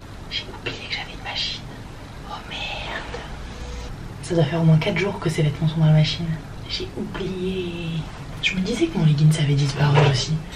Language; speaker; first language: French; native; French